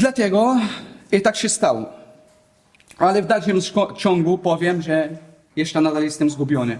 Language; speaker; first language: Polish; non-native, learner; Arabic